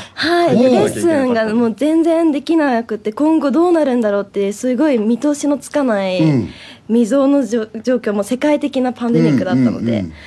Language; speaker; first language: Japanese; native; Japanese